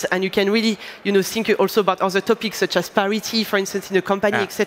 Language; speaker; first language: English; non-native, fluent; French